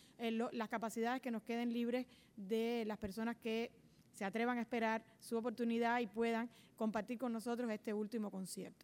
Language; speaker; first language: Spanish; native; Spanish